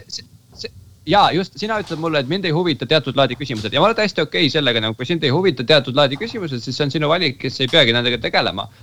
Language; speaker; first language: Estonian; native; Estonian